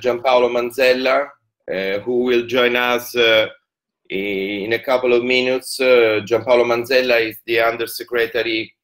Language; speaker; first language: English; non-native, fluent; Italian